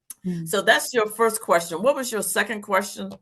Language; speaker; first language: English; native; English